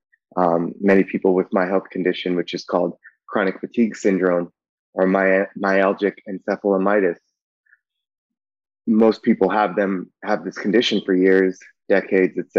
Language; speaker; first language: English; native; English